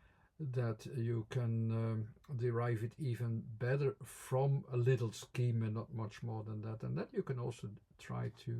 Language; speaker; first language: English; non-native, fluent; Dutch